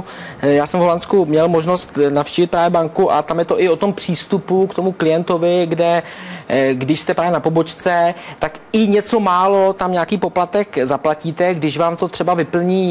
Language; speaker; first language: Czech; native; Czech